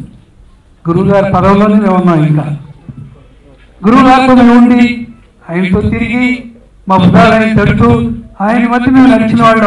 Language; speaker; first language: Telugu; native; Telugu